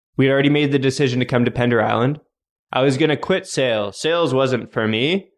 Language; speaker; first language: English; native; English